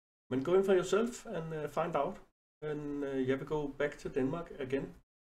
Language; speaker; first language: English; non-native, learner; Danish